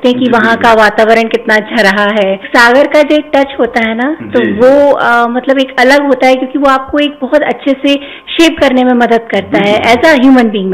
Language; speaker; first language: Hindi; native; Hindi